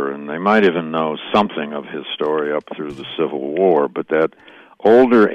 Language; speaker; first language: English; native; English